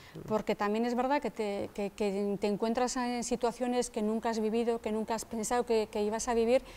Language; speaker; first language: Spanish; native; Spanish